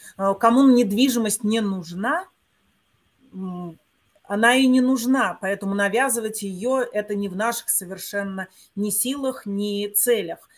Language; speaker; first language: Russian; native; Russian